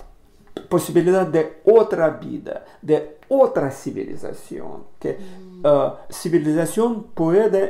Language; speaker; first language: Spanish; non-native, learner; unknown